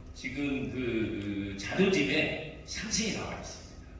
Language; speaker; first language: Korean; native; Korean